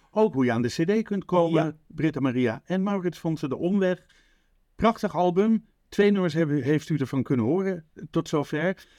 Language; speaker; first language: Dutch; native; Dutch